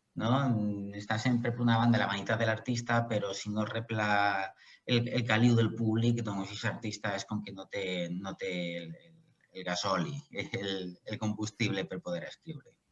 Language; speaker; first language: Catalan; non-native, local second language; Spanish